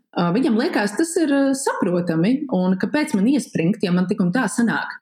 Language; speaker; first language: Latvian; native; Latvian